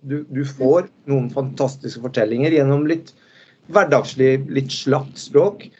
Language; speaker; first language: Norwegian; early bilingual, other home language; Spanish